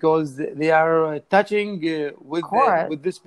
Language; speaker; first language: English; non-native, learner; Arabic